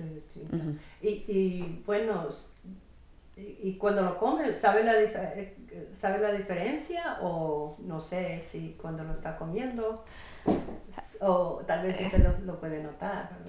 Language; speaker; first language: Spanish; non-native, fluent; English